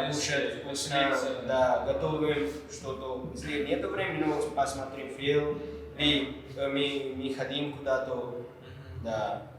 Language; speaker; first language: Russian; non-native, learner; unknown